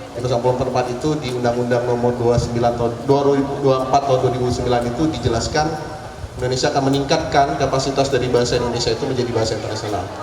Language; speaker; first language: Indonesian; non-native, local second language; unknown